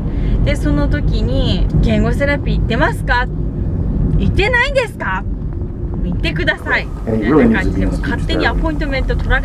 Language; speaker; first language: Japanese; native; Japanese